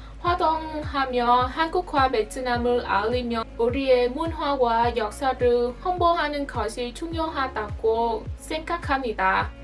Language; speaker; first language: Korean; non-native, fluent; Vietnamese